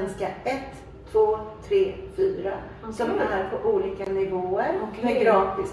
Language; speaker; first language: Swedish; native; Swedish